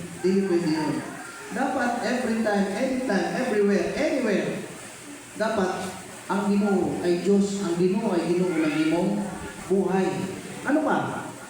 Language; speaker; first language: Filipino; native; Filipino